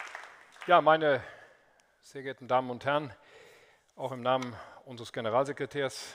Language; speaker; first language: German; native; German